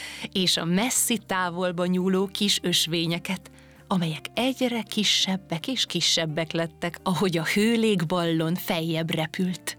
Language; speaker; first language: Hungarian; native; Hungarian